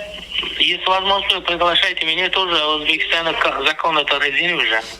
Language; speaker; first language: Russian; non-native, learner; Turkmen